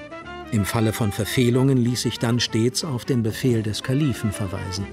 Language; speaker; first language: German; native; German